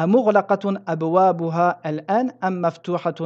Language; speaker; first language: Arabic; non-native, fluent; French